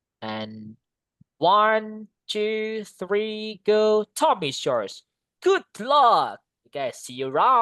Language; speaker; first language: English; non-native, fluent; Indonesian